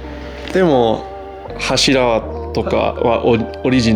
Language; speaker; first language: Japanese; non-native, learner; English